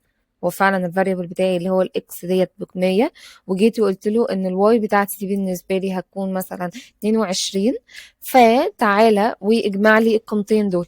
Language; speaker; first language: Arabic; native; Arabic